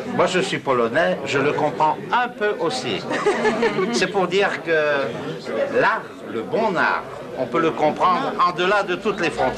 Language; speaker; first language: French; non-native, fluent; Polish